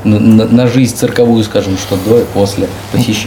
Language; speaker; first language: Russian; native; Russian